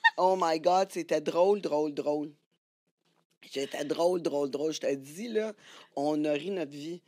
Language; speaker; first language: French; native; French